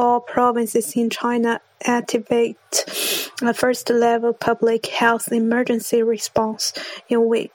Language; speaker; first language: English; non-native, fluent; Chinese